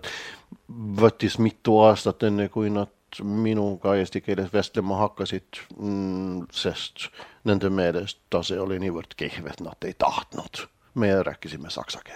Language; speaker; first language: Estonian; non-native, fluent; Swedish